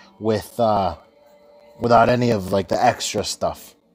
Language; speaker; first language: English; early bilingual, other home language; Spanish